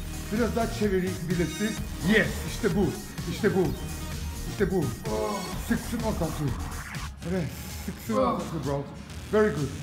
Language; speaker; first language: Turkish; non-native, fluent; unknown